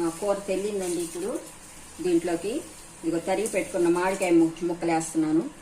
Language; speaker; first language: Telugu; native; Telugu